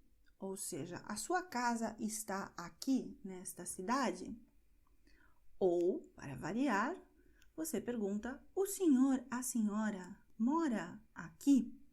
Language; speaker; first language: Portuguese; non-native, fluent; Spanish